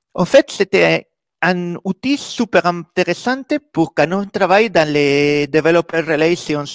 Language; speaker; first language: French; non-native, fluent; Spanish